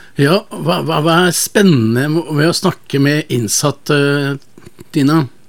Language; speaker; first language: Norwegian; native; Norwegian